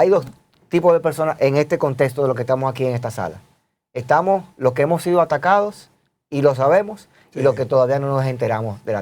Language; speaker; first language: Spanish; native; Spanish